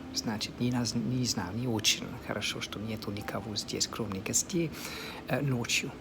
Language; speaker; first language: Russian; non-native, fluent; English